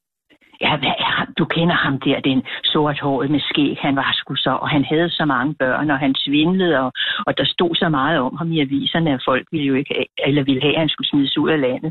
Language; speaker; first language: Danish; native; Danish